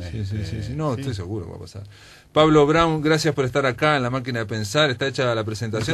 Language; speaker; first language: Spanish; native; Spanish